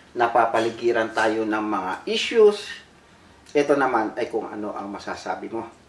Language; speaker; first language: Filipino; native; Filipino